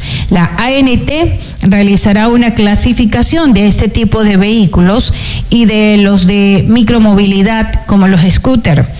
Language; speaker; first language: Spanish; native; Spanish